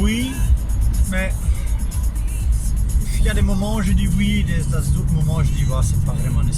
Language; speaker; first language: French; non-native, fluent; German